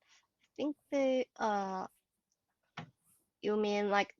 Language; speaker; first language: English; non-native, learner; Chinese